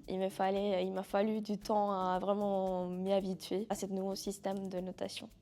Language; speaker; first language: French; non-native, fluent; Spanish